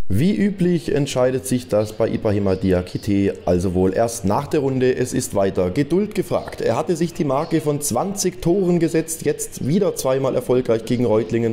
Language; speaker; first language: German; native; German